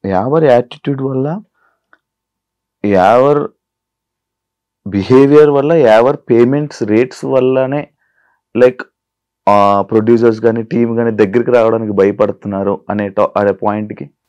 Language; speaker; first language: Telugu; native; Telugu